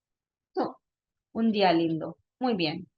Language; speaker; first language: Spanish; non-native, fluent; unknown